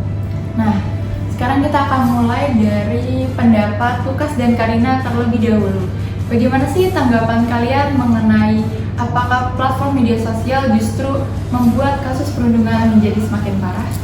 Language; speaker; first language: Indonesian; native; Indonesian